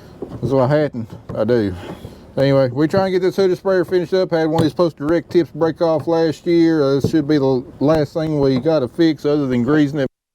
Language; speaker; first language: English; native; English